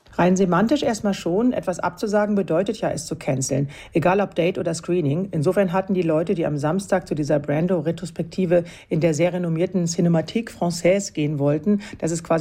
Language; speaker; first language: German; native; German